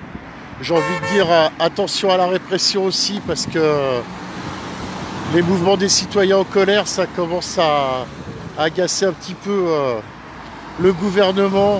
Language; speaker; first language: French; native; French